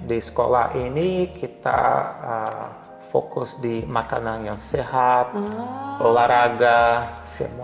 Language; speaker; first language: Indonesian; non-native, learner; Portuguese